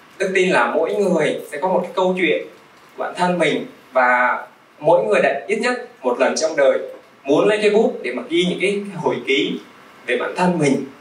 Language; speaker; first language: Vietnamese; early bilingual, other home language; Russian